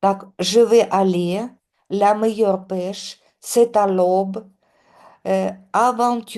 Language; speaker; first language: French; non-native, fluent; Russian